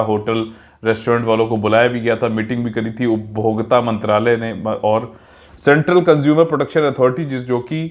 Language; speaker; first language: Hindi; native; Hindi